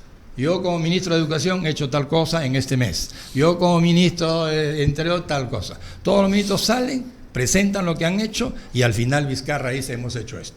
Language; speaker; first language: Spanish; native; Spanish